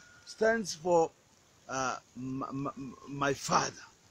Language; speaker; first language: English; non-native, local second language; Swahili